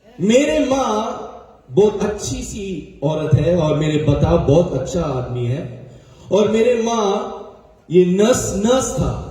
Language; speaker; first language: Hindi; early bilingual, heritage; Hindi